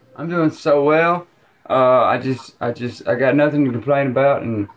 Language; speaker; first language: English; native; English